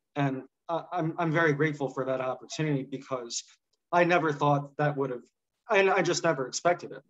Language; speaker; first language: English; native; English